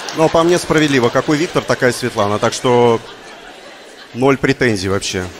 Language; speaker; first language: Russian; native; Russian